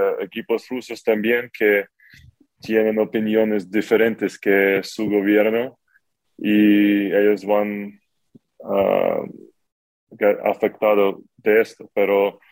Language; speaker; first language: Spanish; non-native, fluent; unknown